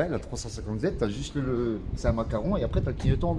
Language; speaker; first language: French; native; French